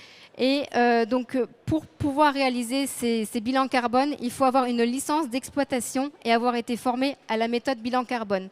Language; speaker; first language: French; native; French